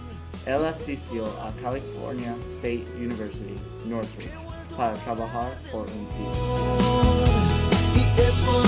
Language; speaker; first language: Spanish; non-native, learner; English